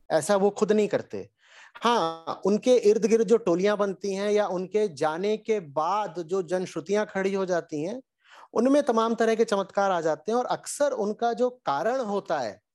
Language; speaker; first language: Hindi; native; Hindi